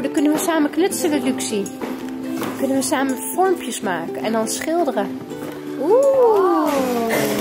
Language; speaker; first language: Dutch; native; Dutch